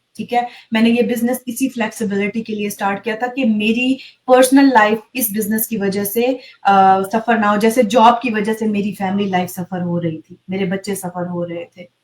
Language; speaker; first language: Urdu; native; Urdu